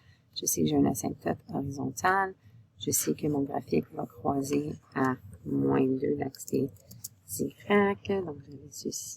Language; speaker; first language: French; native; French